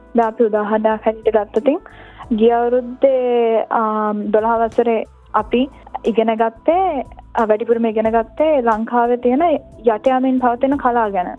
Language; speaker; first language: Sinhala; native; Sinhala